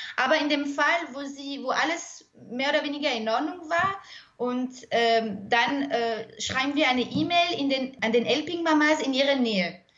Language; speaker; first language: German; non-native, fluent; French